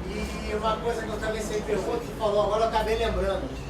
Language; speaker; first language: Portuguese; native; Portuguese